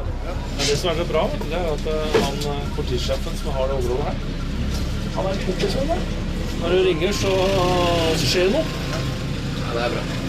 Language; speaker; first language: Norwegian; native; Norwegian